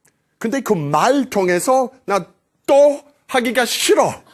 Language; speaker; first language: Korean; non-native, fluent; English